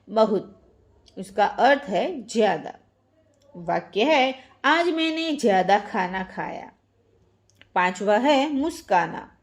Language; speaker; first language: Hindi; non-native, local second language; Gujarati